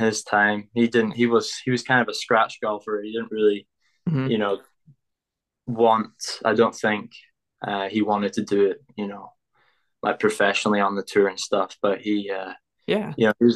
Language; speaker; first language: English; native; English